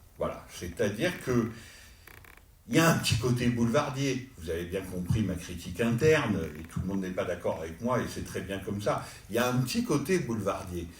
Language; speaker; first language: French; native; French